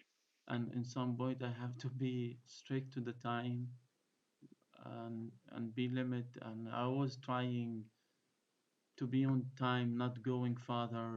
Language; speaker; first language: English; non-native, fluent; Arabic